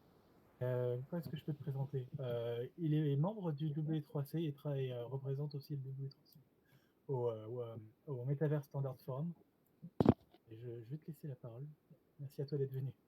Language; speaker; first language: French; native; French